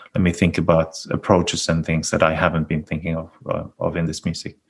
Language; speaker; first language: English; non-native, fluent; Norwegian